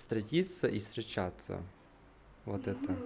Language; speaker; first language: Russian; non-native, learner; Hungarian